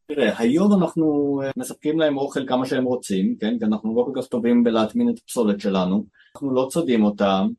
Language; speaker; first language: Hebrew; native; Hebrew